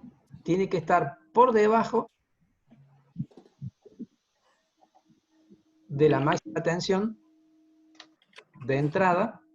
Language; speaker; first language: Spanish; native; Spanish